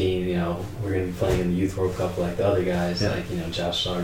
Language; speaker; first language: English; native; English